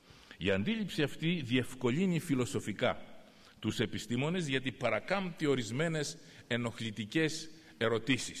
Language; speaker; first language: Greek; native; Greek